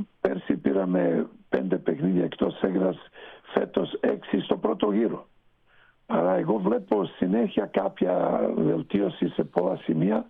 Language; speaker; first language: Greek; non-native, fluent; Serbian